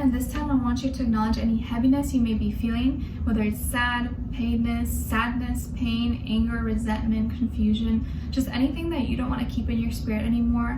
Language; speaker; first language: English; native; English